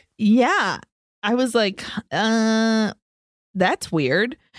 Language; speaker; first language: English; early bilingual, other home language; Spanish